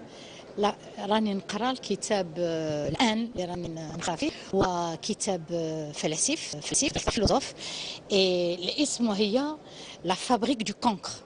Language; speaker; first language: Arabic; native; Arabic